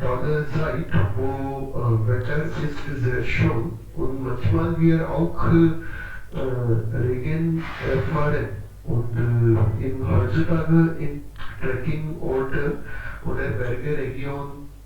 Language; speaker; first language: German; non-native, learner; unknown